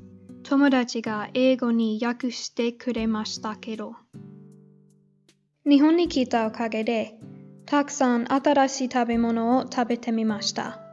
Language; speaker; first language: Japanese; non-native, learner; English